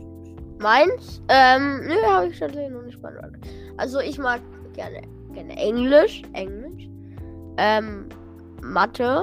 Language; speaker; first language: German; native; German